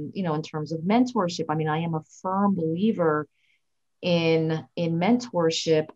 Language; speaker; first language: English; native; English